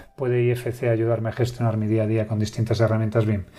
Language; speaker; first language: Spanish; native; Spanish